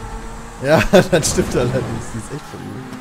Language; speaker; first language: German; native; German